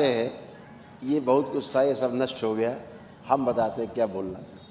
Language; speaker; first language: Hindi; native; Hindi